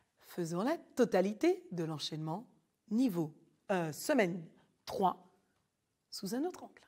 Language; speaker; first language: French; native; French